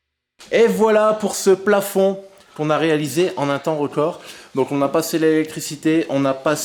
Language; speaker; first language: French; native; French